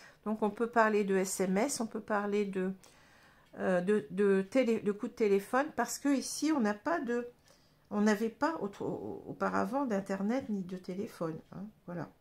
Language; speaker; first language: French; native; French